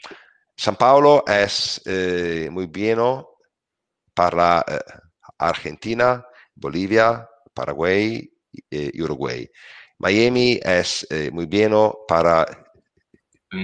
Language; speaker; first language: Spanish; non-native, learner; Italian